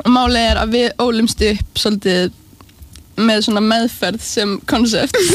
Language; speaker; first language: Icelandic; native; Icelandic